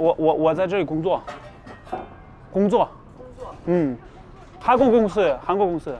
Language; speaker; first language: Chinese; non-native, fluent; Russian